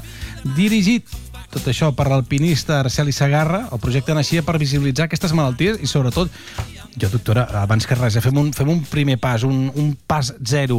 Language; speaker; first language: Catalan; native; Catalan